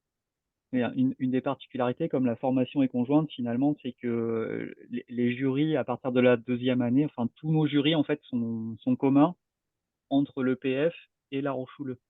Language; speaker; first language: French; native; French